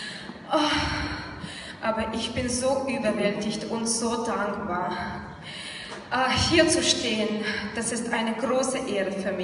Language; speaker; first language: German; non-native, fluent; Russian